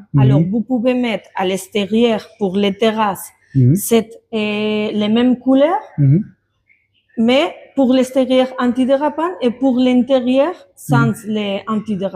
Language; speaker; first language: French; non-native, learner; Spanish